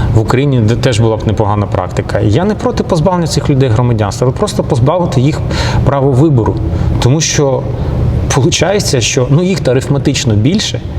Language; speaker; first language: Ukrainian; non-native, local second language; Russian